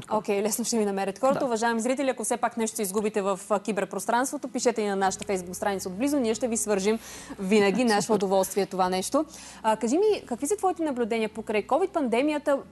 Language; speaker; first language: Bulgarian; native; Bulgarian